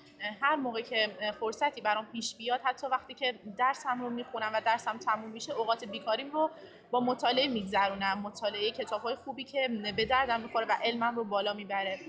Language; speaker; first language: Persian; native; Persian